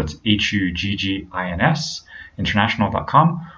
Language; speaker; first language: English; native; English